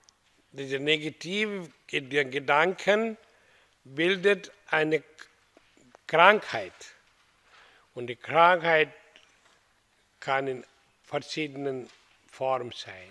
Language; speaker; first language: German; non-native, learner; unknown